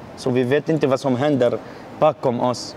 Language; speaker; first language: Swedish; non-native, learner; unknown